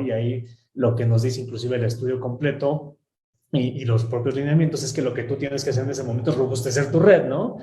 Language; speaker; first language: Spanish; native; Spanish